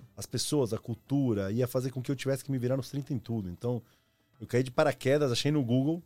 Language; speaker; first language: Portuguese; early bilingual, other home language; Spanish